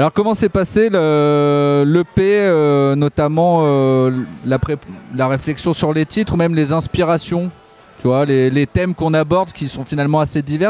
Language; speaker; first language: French; native; French